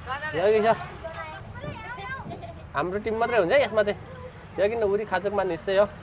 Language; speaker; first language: Korean; non-native, fluent; Nepali